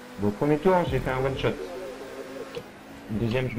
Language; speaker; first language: French; native; French